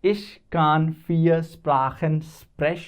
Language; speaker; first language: German; non-native, fluent; Hindi